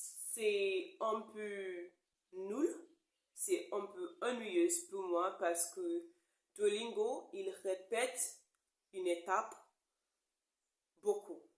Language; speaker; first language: French; non-native, learner; English